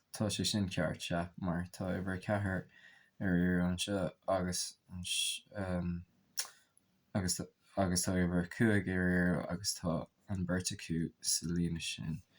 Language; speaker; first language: Irish; non-native, local second language; English